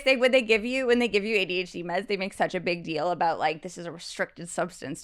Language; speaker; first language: English; native; English